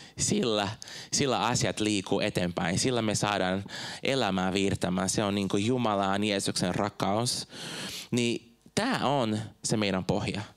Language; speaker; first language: Finnish; non-native, fluent; Portuguese